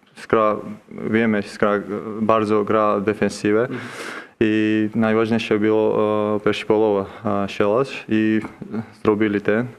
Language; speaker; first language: Polish; non-native, learner; Georgian